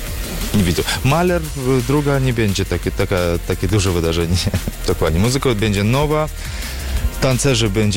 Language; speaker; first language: Polish; non-native, learner; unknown